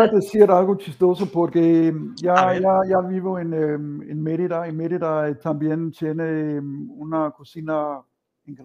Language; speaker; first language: Spanish; non-native, fluent; Danish